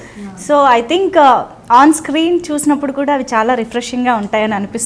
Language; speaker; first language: Telugu; native; Telugu